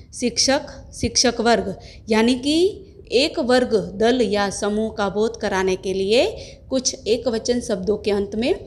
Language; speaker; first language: Hindi; non-native, local second language; Gujarati